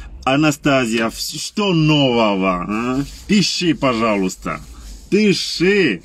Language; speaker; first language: Russian; non-native, learner; Lingala